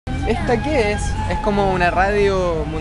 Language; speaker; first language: Spanish; native; Spanish